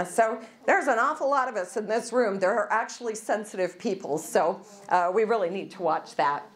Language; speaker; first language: English; native; English